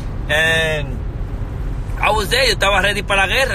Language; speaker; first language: English; early bilingual, other home language; Spanish